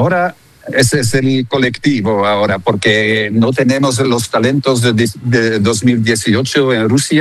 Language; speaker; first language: Spanish; non-native, fluent; Dutch